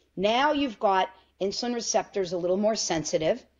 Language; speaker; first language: English; native; English